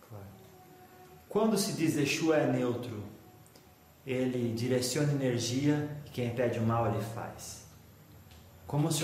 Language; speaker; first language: Portuguese; native; Portuguese